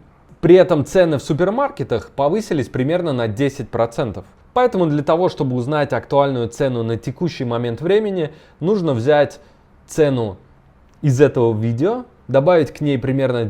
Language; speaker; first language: Russian; native; Russian